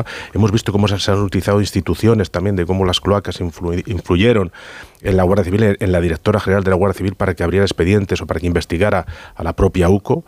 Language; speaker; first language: Spanish; native; Spanish